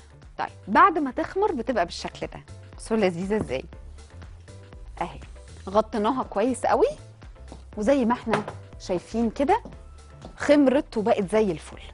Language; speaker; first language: Arabic; native; Arabic